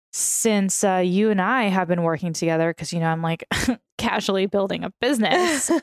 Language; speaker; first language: English; early bilingual, other home language; Russian